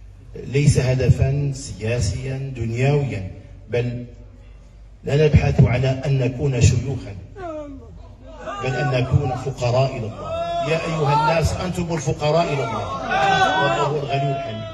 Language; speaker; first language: Arabic; native; Arabic